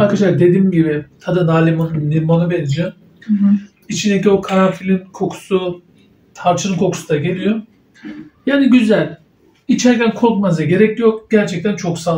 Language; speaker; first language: Turkish; native; Turkish